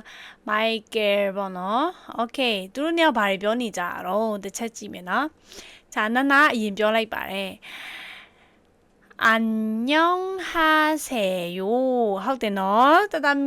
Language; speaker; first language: Burmese; native; Burmese